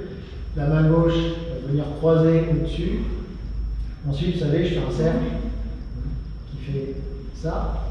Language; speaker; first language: French; native; French